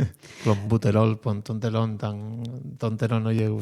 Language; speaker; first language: Basque; native; Basque